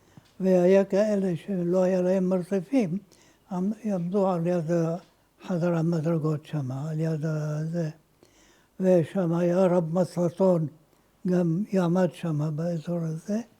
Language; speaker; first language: Hebrew; non-native, fluent; Ladino